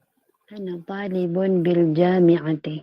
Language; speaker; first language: Arabic; non-native, learner; Filipino